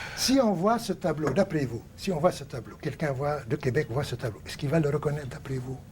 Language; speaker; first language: French; non-native, local second language; Arabic